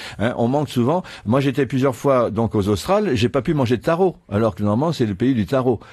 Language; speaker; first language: French; native; French